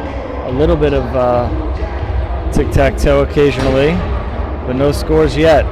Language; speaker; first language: English; native; English